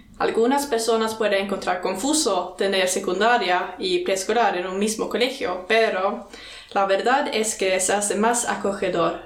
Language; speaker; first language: Spanish; non-native, fluent; Swedish